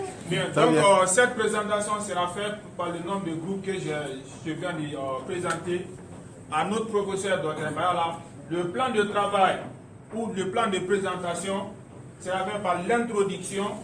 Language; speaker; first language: French; non-native, learner; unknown